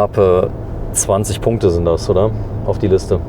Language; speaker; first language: German; native; German